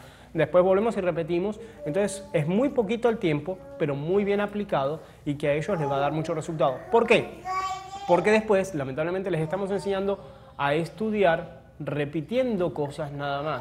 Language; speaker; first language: Spanish; native; Spanish